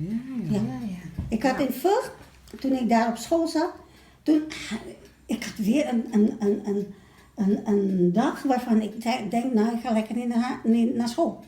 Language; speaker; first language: Dutch; early bilingual, other home language; Malay